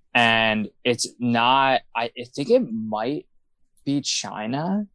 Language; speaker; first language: English; native; English